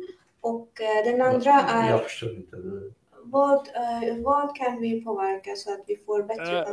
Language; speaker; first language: Swedish; non-native, fluent; Persian